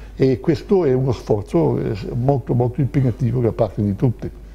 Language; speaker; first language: Italian; native; Italian